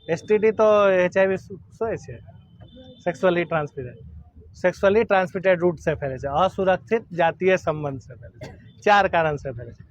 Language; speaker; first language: Hindi; non-native, local second language; Gujarati